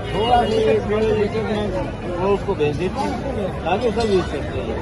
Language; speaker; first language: Hindi; native; Hindi